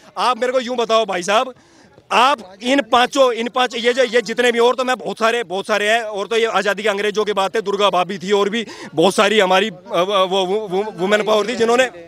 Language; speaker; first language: Hindi; native; Hindi